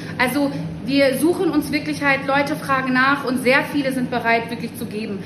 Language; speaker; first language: German; native; German